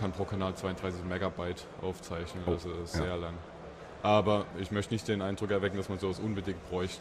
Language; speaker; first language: German; native; German